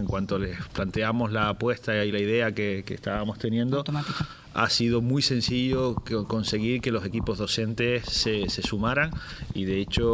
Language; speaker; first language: Spanish; native; Spanish